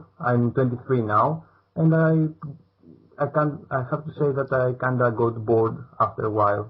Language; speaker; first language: English; non-native, fluent; Greek